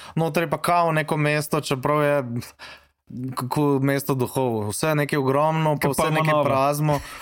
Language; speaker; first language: Slovenian; native; Slovenian